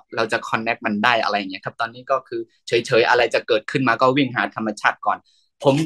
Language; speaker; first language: Thai; non-native, fluent; Burmese